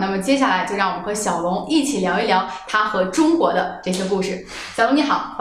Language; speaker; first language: Chinese; native; Chinese